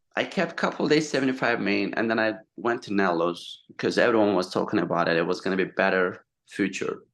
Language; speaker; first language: English; non-native, fluent; Turkish